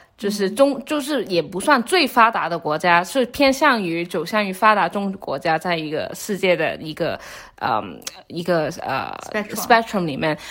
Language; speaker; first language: Chinese; non-native, local second language; Cantonese